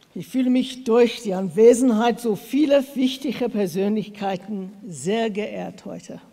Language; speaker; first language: German; non-native, learner; English